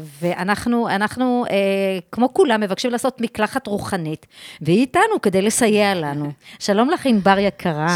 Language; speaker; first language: Hebrew; native; Hebrew